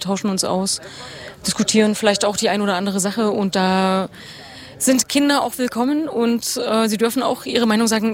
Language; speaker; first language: German; native; German